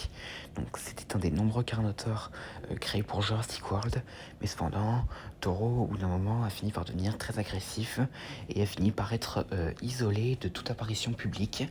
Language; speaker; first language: French; native; French